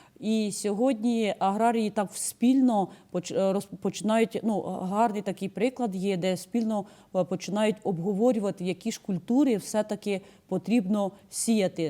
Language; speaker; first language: Ukrainian; native; Ukrainian